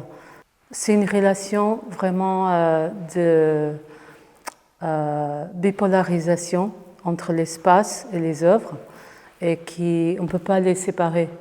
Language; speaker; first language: French; non-native, fluent; Portuguese